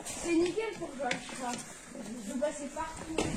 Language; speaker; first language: French; native; French